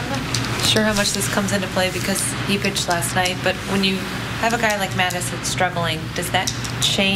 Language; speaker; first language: English; native; English